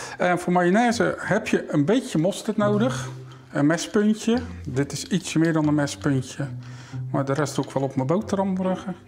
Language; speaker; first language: Dutch; native; Dutch